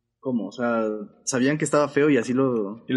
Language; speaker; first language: Spanish; native; Spanish